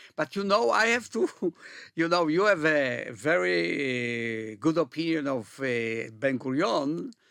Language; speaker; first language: English; early bilingual, other home language; Polish